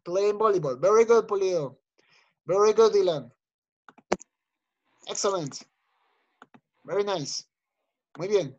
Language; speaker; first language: English; non-native, learner; Spanish